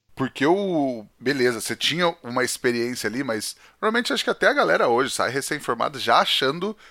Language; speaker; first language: Portuguese; native; Portuguese